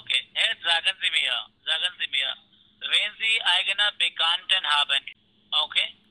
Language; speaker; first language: German; non-native, learner; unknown